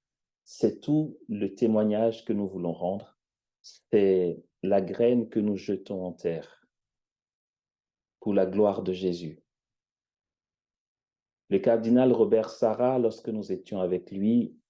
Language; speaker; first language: French; native; French